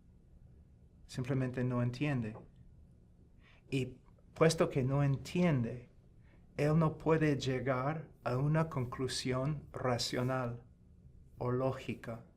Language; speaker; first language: Spanish; non-native, fluent; English